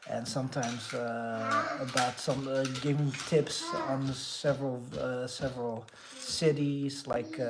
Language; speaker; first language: English; non-native, fluent; Dutch